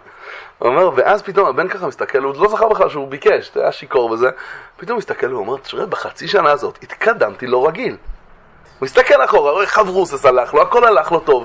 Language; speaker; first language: Hebrew; native; Hebrew